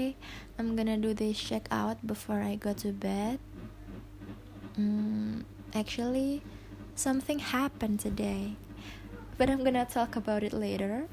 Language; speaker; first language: English; non-native, fluent; Indonesian